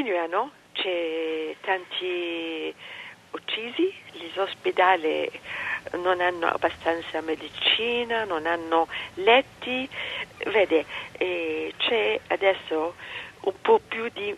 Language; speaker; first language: Italian; non-native, fluent; Arabic